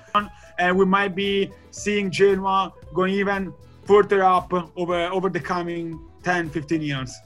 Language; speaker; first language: English; non-native, fluent; Italian